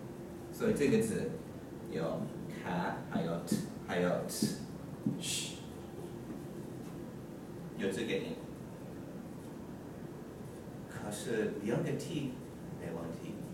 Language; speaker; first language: Chinese; non-native, learner; English